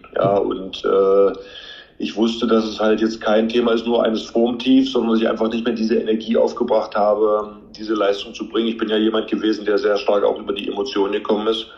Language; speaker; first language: German; native; German